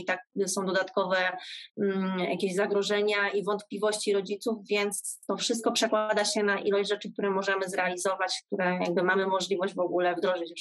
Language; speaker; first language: Polish; native; Polish